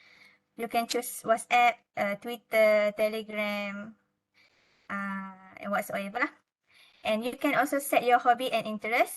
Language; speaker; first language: English; non-native, local second language; Malay